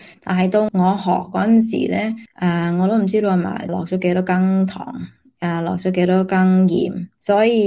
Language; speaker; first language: Cantonese; early bilingual, heritage; Cantonese